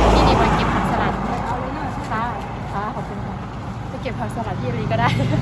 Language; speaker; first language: Thai; non-native, local second language; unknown